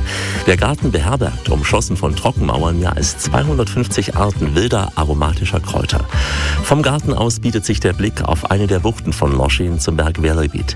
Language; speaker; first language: German; native; German